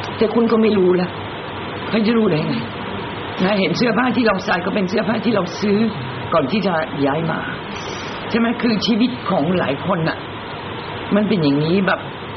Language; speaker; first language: Thai; non-native, fluent; French